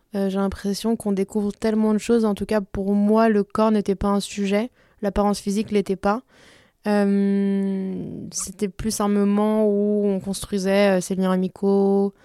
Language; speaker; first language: French; early bilingual, other home language; Spanish